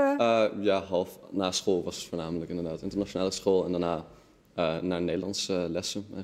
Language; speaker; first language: Dutch; native; Dutch